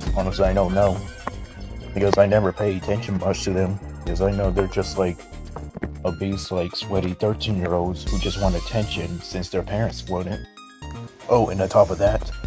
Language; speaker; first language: English; native; English